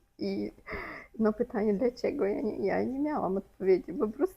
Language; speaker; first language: Polish; non-native, fluent; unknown